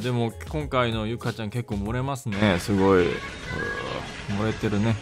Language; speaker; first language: Japanese; non-native, fluent; Korean